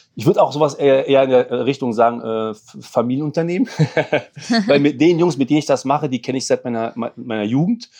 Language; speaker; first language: German; early bilingual, other home language; Arabic